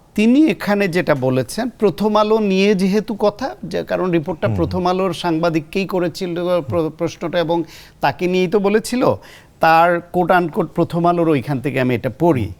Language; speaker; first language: Bangla; native; Bangla